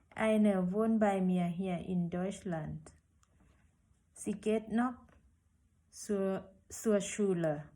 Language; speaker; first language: German; non-native, learner; Thai